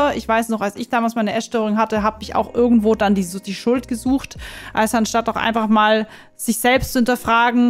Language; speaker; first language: German; native; German